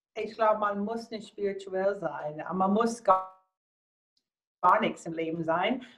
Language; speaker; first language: German; non-native, fluent; English